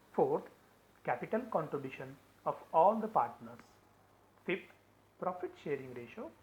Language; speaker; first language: English; non-native, local second language; Marathi